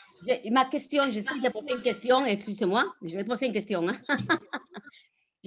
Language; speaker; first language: French; non-native, fluent; Spanish